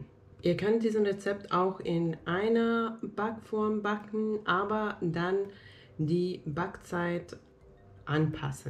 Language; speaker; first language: German; non-native, fluent; Finnish